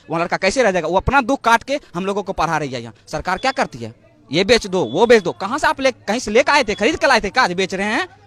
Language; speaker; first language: Hindi; native; Hindi